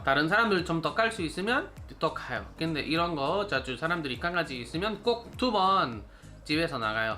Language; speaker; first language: Korean; non-native, learner; Spanish